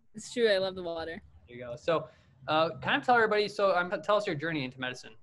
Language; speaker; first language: English; native; English